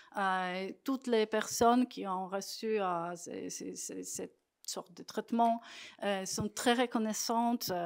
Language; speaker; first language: French; non-native, fluent; Polish